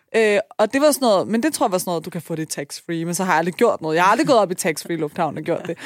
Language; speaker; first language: Danish; early bilingual, other home language; Persian